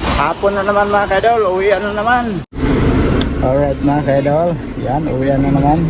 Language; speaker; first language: Filipino; non-native, local second language; Cebuano